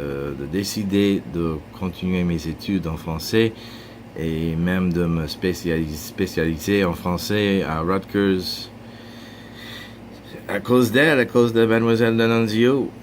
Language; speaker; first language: French; non-native, fluent; English